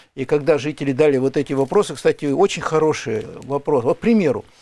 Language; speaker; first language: Russian; native; Russian